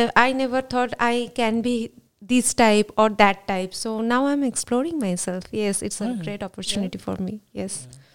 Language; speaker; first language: English; non-native, local second language; Bangla